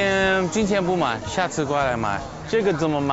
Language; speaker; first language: Chinese; non-native, fluent; English